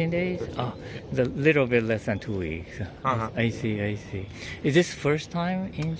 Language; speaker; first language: English; non-native, fluent; Japanese